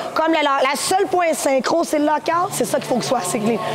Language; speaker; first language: French; native; French